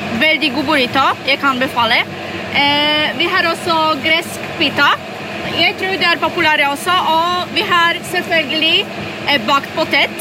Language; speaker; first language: Norwegian; non-native, learner; Polish